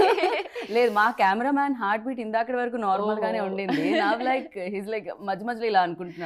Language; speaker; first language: Telugu; native; Telugu